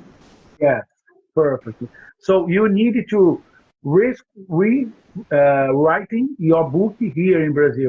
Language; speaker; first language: English; non-native, learner; Portuguese